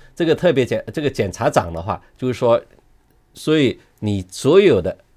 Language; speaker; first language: Chinese; non-native, local second language; Cantonese